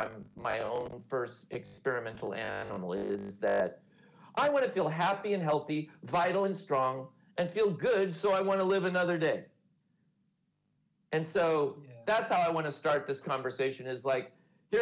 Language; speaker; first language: English; native; English